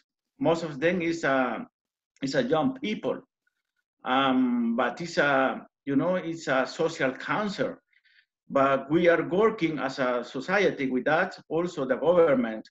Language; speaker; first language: English; non-native, learner; Spanish